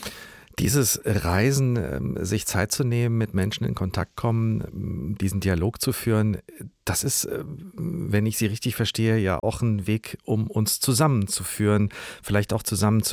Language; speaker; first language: German; native; German